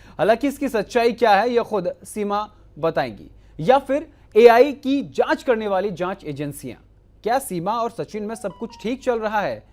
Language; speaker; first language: Hindi; native; Hindi